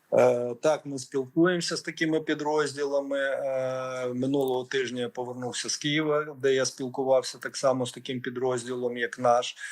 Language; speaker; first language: Ukrainian; native; Ukrainian